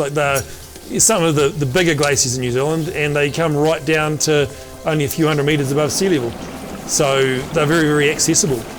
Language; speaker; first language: English; native; English